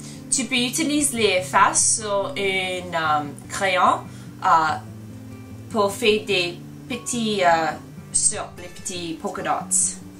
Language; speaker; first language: French; non-native, learner; English